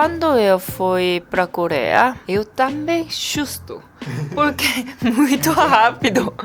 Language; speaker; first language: Portuguese; non-native, learner; Korean